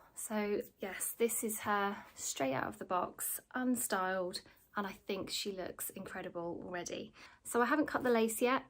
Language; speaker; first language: English; native; English